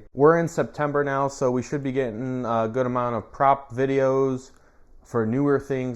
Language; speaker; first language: English; native; English